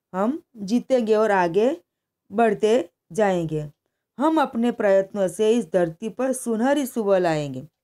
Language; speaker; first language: Hindi; non-native, local second language; Gujarati